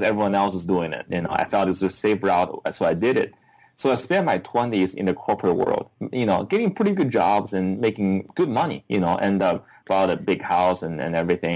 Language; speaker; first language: English; non-native, fluent; Chinese